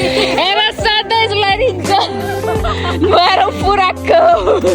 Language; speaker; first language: Portuguese; native; Portuguese